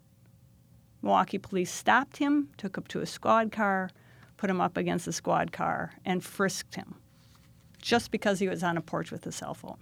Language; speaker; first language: English; native; English